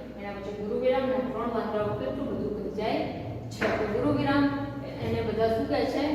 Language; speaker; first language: Gujarati; native; Gujarati